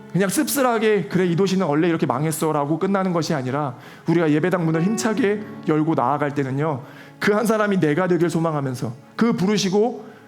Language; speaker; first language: Korean; native; Korean